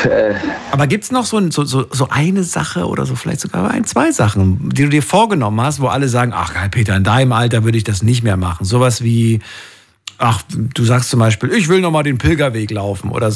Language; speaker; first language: German; native; German